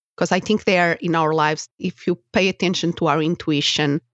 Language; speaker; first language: English; non-native, fluent; Portuguese